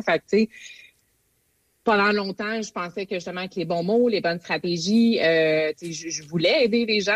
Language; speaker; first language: French; native; French